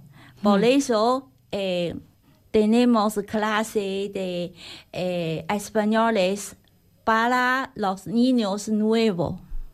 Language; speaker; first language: Spanish; non-native, learner; Chinese